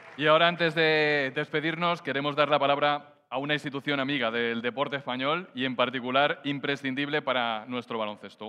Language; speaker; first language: Spanish; native; Spanish